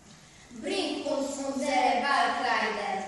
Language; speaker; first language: German; non-native, learner; Polish